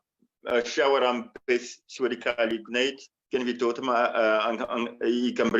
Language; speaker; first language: Welsh; non-native, fluent; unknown